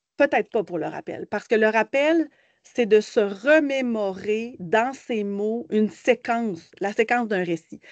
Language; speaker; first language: French; native; French